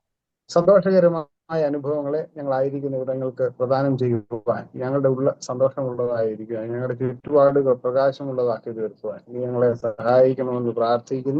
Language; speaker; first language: Malayalam; native; Malayalam